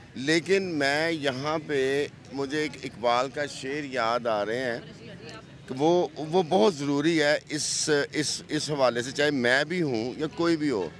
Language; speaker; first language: Urdu; non-native, local second language; Punjabi